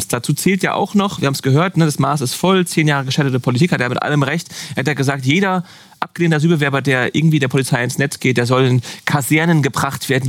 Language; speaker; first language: German; native; German